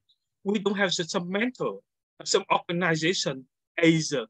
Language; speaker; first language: English; non-native, learner; Vietnamese